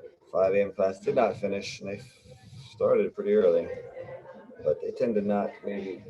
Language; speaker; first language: English; native; English